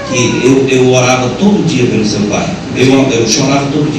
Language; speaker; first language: Portuguese; native; Portuguese